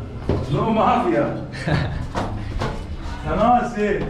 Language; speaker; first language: English; non-native, learner; Arabic